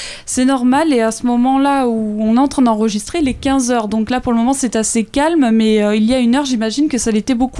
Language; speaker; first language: French; native; French